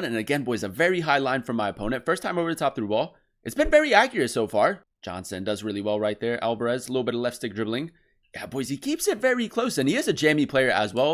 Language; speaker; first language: English; native; English